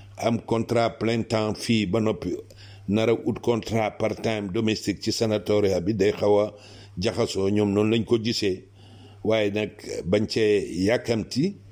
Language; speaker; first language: Wolof; non-native, local second language; Serer